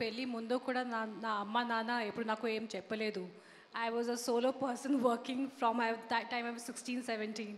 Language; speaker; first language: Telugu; non-native, learner; Hindi